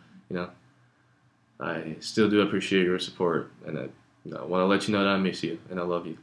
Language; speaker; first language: English; non-native, fluent; Italian